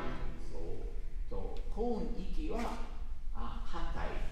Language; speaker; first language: Japanese; non-native, learner; Italian